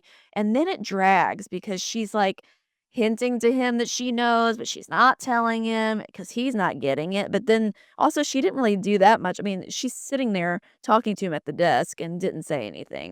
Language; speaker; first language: English; native; English